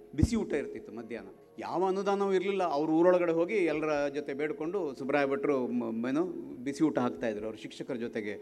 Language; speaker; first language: Kannada; native; Kannada